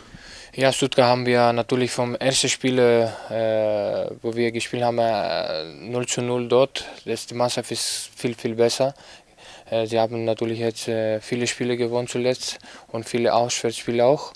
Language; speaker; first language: German; non-native, fluent; Greek